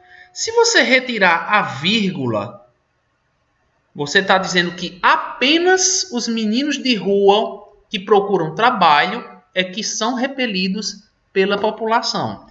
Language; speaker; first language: Portuguese; native; Portuguese